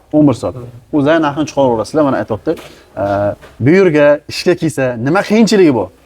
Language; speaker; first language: Uzbek; native; Uzbek